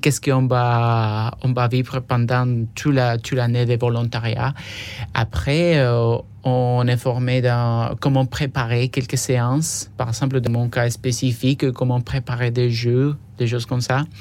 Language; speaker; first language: French; non-native, fluent; Spanish